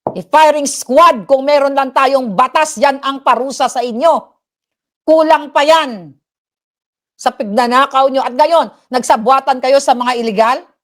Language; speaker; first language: Filipino; non-native, local second language; Hiligaynon